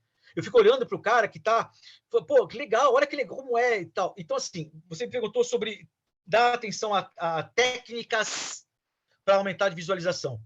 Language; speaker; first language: Portuguese; native; Portuguese